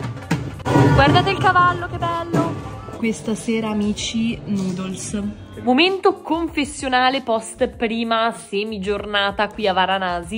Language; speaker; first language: Italian; native; Italian